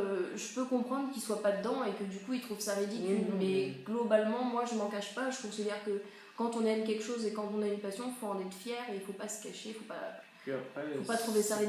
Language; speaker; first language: French; native; French